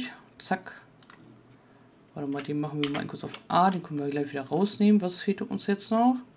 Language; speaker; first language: German; native; German